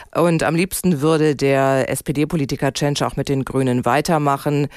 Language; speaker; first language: German; native; German